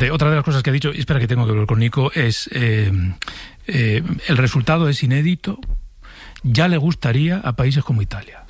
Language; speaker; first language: Spanish; native; Spanish